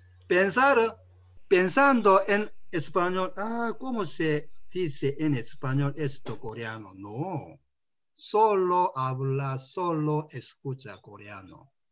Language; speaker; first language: Spanish; non-native, learner; Korean